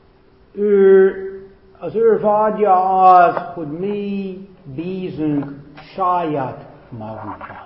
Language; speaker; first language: Hungarian; non-native, fluent; English